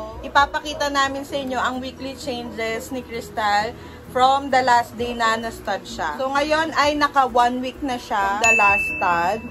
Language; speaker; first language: Filipino; native; Filipino